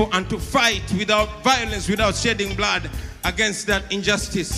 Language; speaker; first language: English; non-native, local second language; Ganda